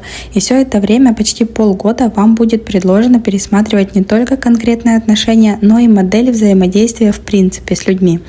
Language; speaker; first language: Russian; native; Russian